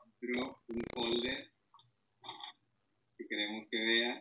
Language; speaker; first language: Spanish; native; Spanish